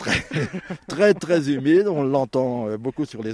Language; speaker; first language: French; native; French